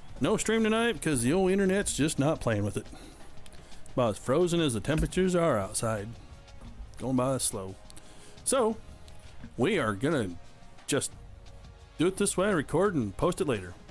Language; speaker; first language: English; native; English